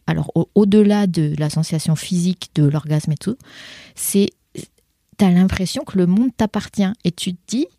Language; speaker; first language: French; native; French